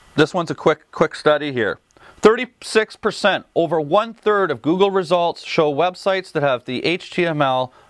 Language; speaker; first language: English; native; English